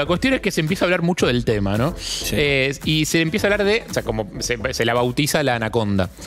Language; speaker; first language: Spanish; native; Spanish